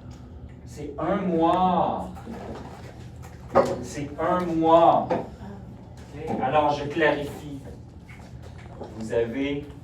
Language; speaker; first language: French; native; French